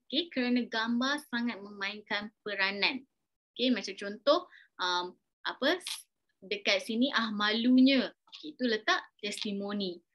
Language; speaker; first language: Malay; native; Malay